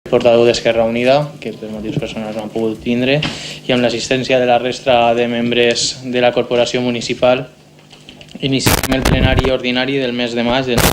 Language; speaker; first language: Catalan; native; Catalan